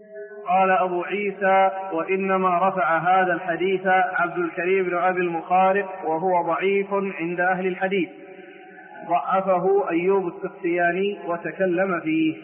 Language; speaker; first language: Arabic; native; Arabic